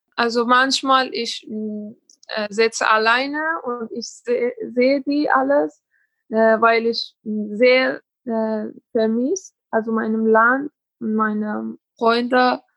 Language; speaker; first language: German; non-native, learner; Persian